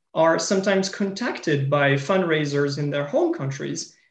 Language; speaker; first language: English; non-native, fluent; French